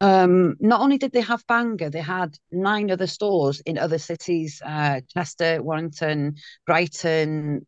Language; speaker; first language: English; native; English